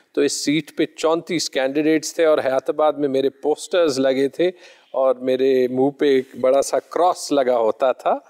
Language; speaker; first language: Urdu; non-native, local second language; Pashto